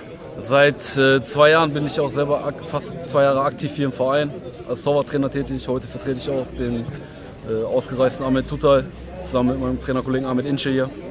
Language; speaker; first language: German; early bilingual, other home language; Turkish